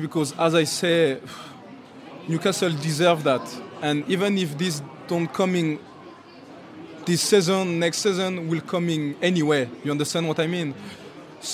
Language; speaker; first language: English; non-native, fluent; French